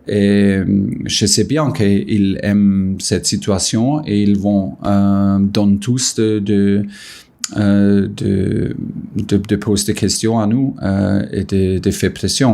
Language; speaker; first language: French; non-native, fluent; German